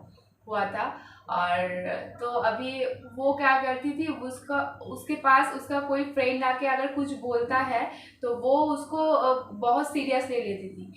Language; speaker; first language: Hindi; non-native, local second language; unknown